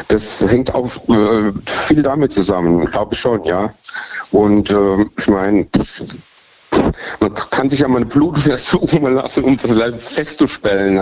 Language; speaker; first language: German; native; German